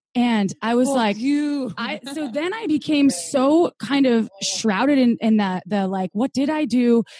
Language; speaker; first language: English; native; English